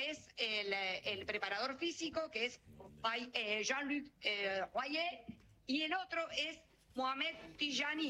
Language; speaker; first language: Spanish; native; Spanish